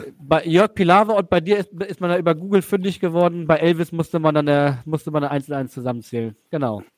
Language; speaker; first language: German; native; German